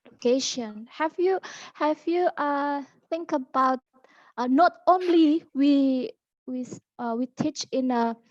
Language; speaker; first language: English; non-native, fluent; Indonesian